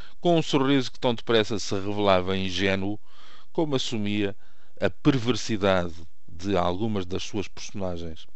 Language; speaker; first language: Portuguese; native; Portuguese